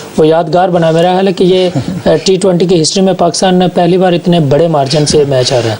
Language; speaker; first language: Urdu; native; Urdu